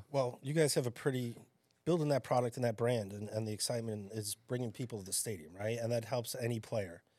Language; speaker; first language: English; native; English